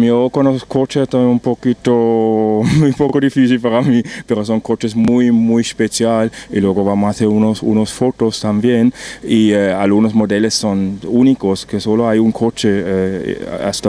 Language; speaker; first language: Spanish; non-native, learner; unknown